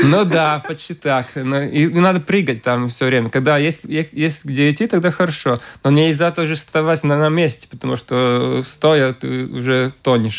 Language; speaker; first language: Russian; non-native, local second language; Latvian